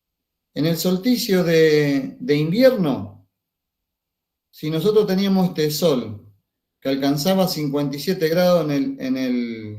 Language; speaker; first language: Spanish; native; Spanish